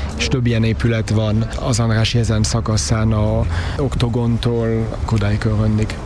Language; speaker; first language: Hungarian; early bilingual, heritage; Hungarian